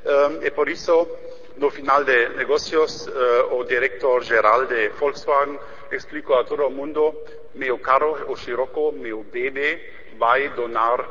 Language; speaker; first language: Portuguese; non-native, learner; German